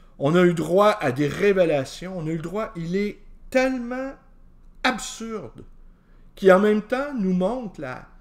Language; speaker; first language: French; native; French